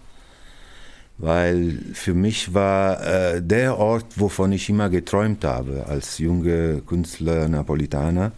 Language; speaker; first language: German; non-native, fluent; Italian